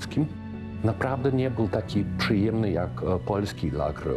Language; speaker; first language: Polish; non-native, fluent; Lithuanian